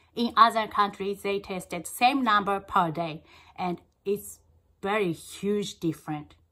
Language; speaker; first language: English; non-native, fluent; Japanese